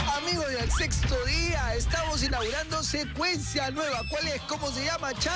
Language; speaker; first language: Spanish; native; Spanish